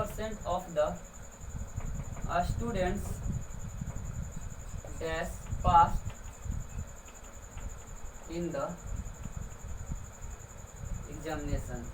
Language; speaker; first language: English; non-native, local second language; Hindi